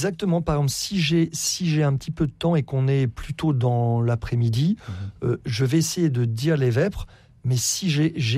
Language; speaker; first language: French; native; French